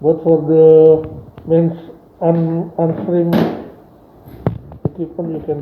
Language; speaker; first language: English; non-native, learner; Indonesian